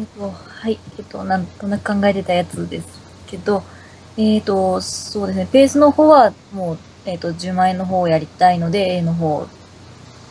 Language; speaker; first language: Japanese; native; Japanese